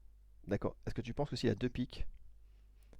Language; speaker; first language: French; native; French